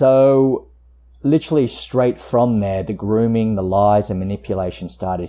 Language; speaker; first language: English; native; English